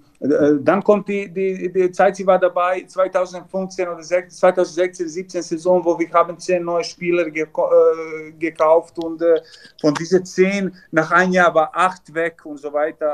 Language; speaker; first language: German; non-native, learner; Serbian